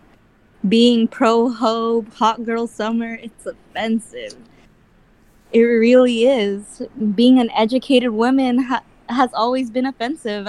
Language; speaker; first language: English; early bilingual, other home language; Filipino